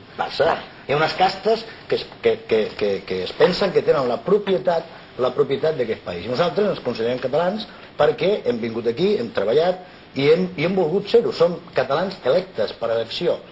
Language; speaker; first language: Catalan; non-native, local second language; Spanish